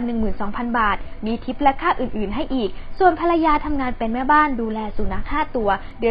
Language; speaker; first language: Thai; native; Thai